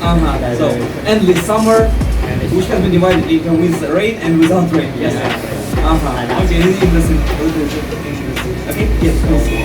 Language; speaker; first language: English; non-native, learner; Russian